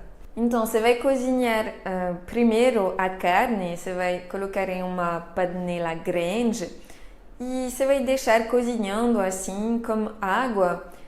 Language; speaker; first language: Portuguese; non-native, fluent; French